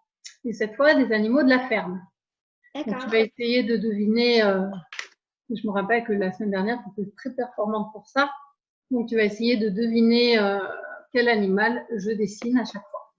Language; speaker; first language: French; native; French